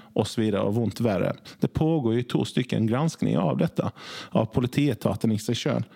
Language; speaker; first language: Norwegian; early bilingual, other home language; Swedish